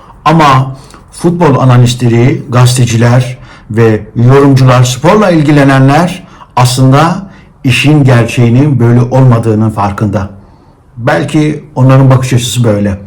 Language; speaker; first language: Turkish; native; Turkish